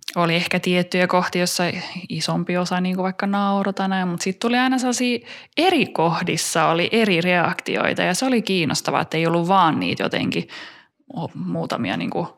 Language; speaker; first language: Finnish; early bilingual, heritage; Finnish